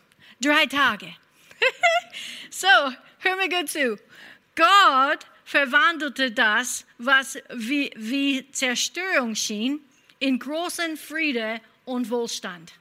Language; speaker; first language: German; non-native, fluent; English